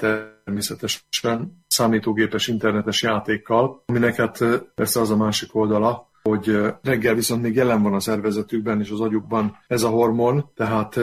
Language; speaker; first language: Hungarian; native; Hungarian